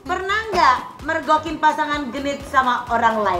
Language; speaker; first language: Indonesian; native; Indonesian